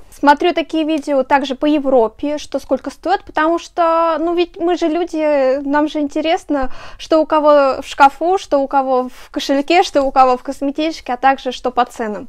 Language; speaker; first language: Russian; native; Russian